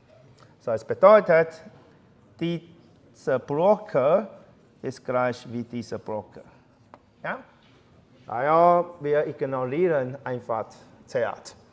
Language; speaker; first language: German; non-native, fluent; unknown